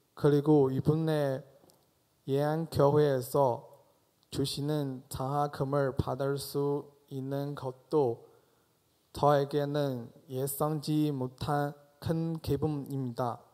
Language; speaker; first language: Korean; non-native, fluent; Chinese